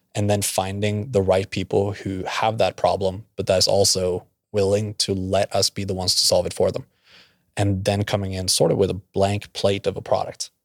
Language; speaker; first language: English; non-native, fluent; Norwegian